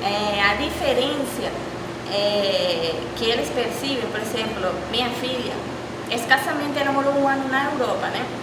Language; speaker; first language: Portuguese; non-native, fluent; Spanish